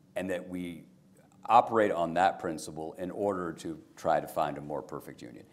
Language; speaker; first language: English; native; English